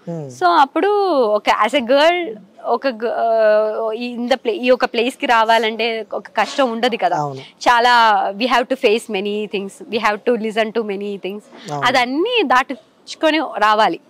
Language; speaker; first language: Telugu; non-native, fluent; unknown